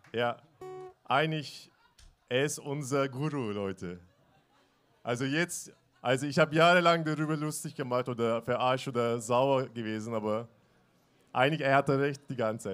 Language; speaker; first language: German; non-native, fluent; Turkish